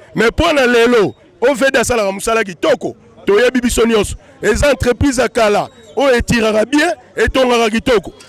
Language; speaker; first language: Lingala; native; Lingala